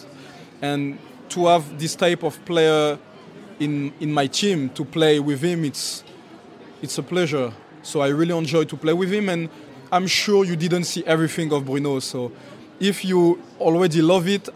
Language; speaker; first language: English; non-native, fluent; French